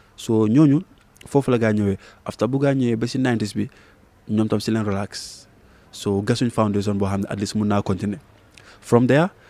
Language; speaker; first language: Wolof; native; Wolof